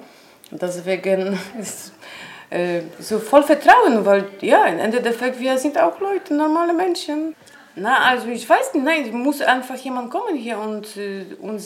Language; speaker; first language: German; non-native, learner; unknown